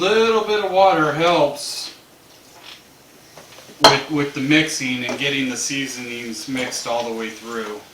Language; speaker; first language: English; native; English